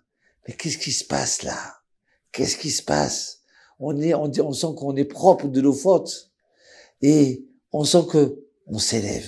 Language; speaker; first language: French; native; French